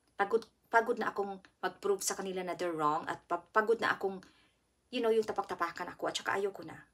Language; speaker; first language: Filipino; non-native, local second language; Cebuano